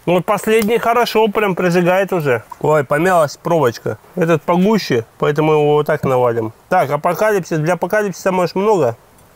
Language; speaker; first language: Russian; native; Russian